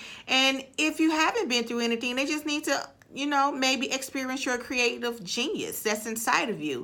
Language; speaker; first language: English; native; English